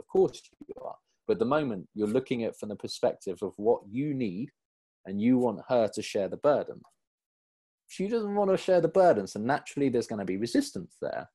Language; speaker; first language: English; native; English